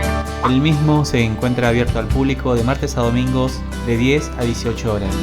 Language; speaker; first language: Spanish; native; Spanish